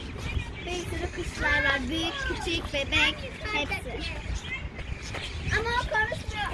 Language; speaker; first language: Turkish; early bilingual, heritage; Turkish